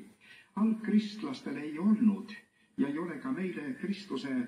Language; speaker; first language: Estonian; native; Estonian